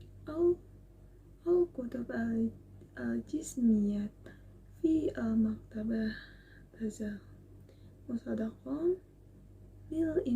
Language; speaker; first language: Arabic; non-native, learner; Indonesian